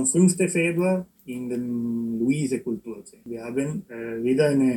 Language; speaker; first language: German; non-native, fluent; Italian